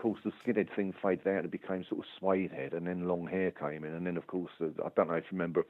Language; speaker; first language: English; native; English